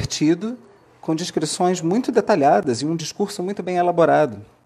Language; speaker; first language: Portuguese; native; Portuguese